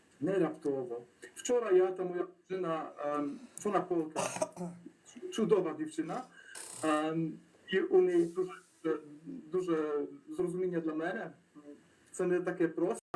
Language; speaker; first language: Ukrainian; non-native, learner; Polish